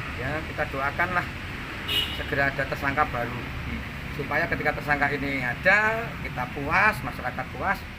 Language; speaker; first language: Indonesian; non-native, local second language; Javanese